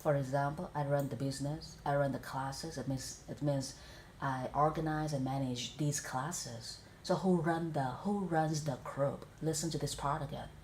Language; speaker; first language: English; non-native, fluent; Vietnamese